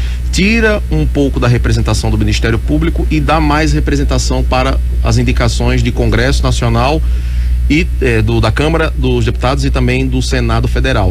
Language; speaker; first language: Portuguese; native; Portuguese